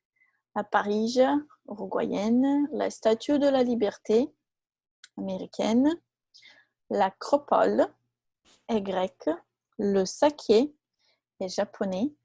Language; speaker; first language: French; non-native, fluent; Portuguese